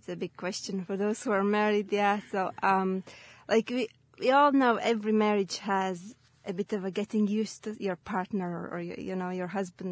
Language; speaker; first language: English; non-native, fluent; Latvian